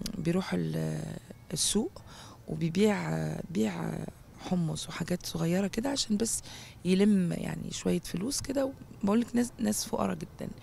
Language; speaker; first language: Arabic; native; Arabic